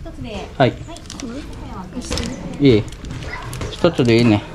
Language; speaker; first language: Japanese; non-native, fluent; Filipino